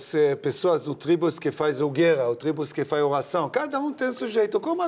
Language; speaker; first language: Portuguese; non-native, learner; Hebrew